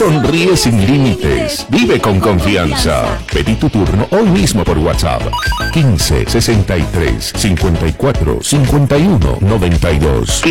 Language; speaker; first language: Spanish; native; Spanish